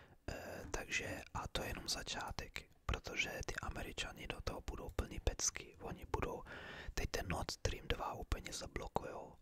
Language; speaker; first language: Czech; early bilingual, heritage; English